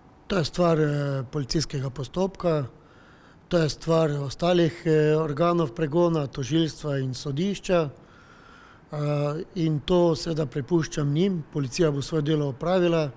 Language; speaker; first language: Slovenian; native; Slovenian